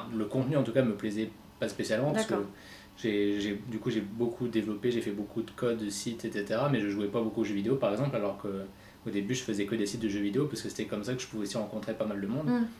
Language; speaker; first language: French; native; French